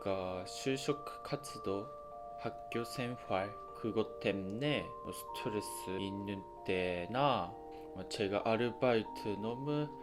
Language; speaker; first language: Korean; non-native, fluent; Japanese